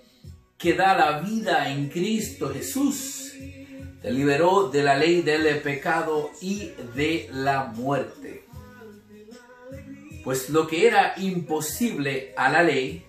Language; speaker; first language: Spanish; native; Spanish